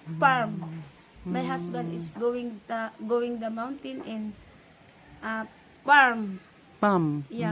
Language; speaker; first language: English; non-native, learner; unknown